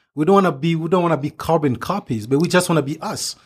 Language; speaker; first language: English; non-native, fluent; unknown